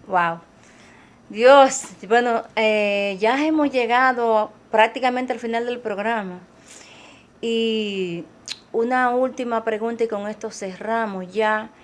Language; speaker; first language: Spanish; native; Spanish